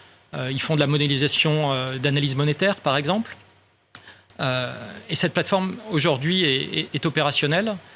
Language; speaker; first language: French; native; French